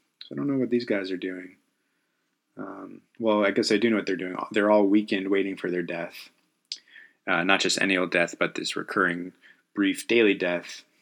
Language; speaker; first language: English; native; English